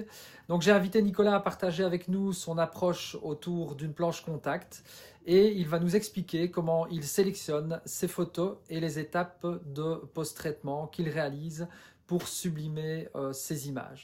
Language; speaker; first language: French; native; French